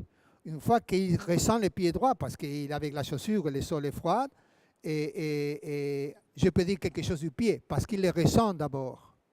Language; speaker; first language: French; non-native, fluent; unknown